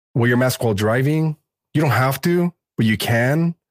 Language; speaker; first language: English; early bilingual, other home language; Spanish